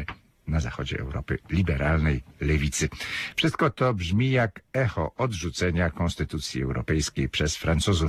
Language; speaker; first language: Polish; native; Polish